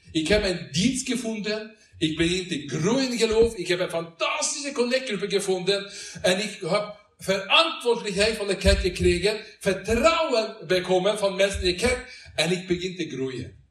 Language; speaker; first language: Dutch; non-native, learner; Norwegian